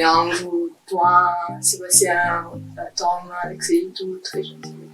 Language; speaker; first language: French; non-native, learner; Italian